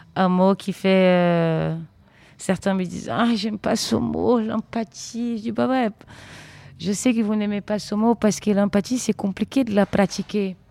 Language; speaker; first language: French; non-native, fluent; Portuguese